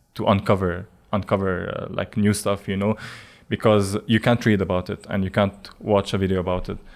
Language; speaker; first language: English; non-native, fluent; Arabic